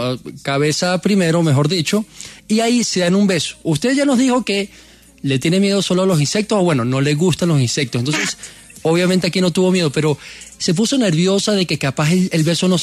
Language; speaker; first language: Spanish; native; Spanish